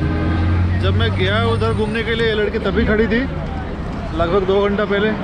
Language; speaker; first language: Hindi; non-native, local second language; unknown